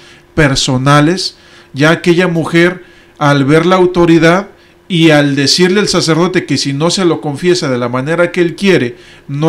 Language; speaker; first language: Spanish; native; Spanish